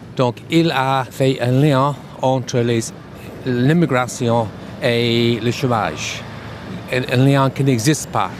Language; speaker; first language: French; non-native, fluent; English